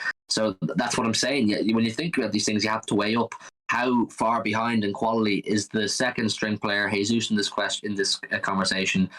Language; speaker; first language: English; native; English